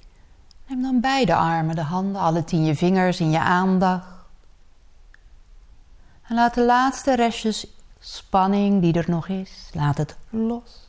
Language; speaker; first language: Dutch; native; Dutch